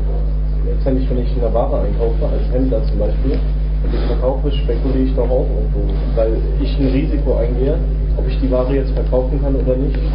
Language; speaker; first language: German; native; German